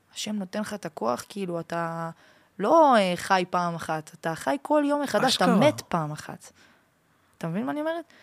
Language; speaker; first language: Hebrew; early bilingual, heritage; French